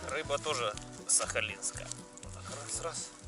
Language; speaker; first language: Russian; native; Russian